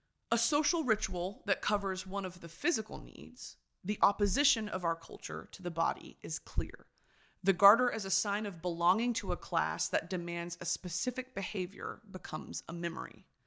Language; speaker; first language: English; native; English